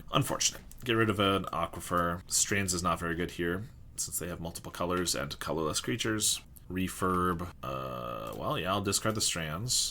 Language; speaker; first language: English; native; English